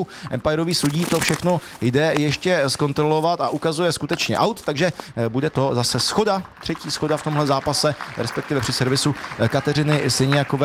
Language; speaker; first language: Czech; native; Czech